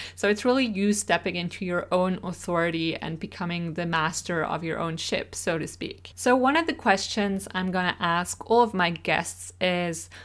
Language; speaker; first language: English; non-native, fluent; Swiss German